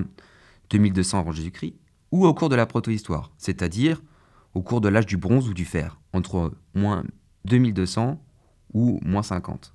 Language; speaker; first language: French; native; French